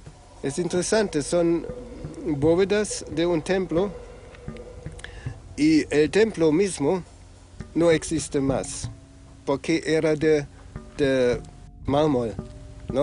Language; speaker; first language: Spanish; non-native, fluent; German